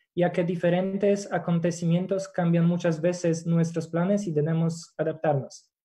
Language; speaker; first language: Spanish; non-native, fluent; Polish